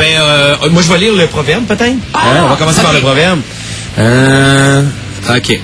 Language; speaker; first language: French; native; French